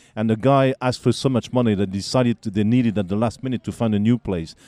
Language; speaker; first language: English; non-native, fluent; French